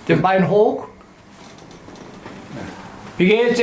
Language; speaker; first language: German; non-native, learner; Korean